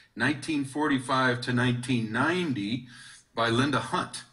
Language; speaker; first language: English; native; English